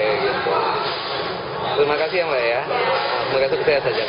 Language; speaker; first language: Indonesian; native; Indonesian